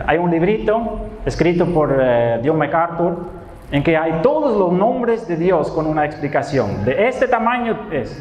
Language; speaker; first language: Spanish; non-native, fluent; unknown